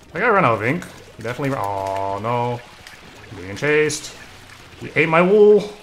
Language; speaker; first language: English; native; English